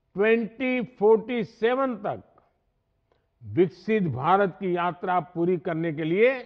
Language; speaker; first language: Hindi; non-native, local second language; Gujarati